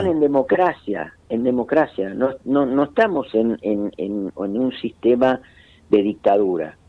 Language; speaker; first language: Spanish; native; Spanish